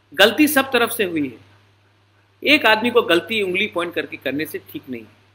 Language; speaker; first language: Hindi; non-native, local second language; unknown